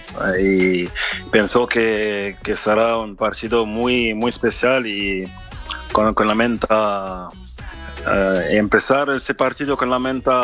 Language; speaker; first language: Spanish; non-native, fluent; French